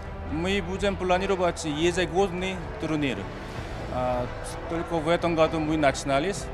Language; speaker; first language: Russian; non-native, learner; Korean